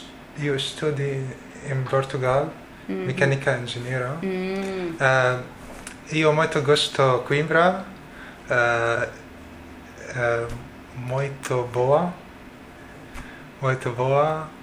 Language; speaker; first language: Portuguese; non-native, learner; Arabic